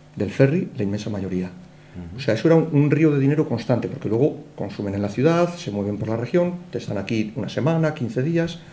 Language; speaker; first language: Spanish; native; Spanish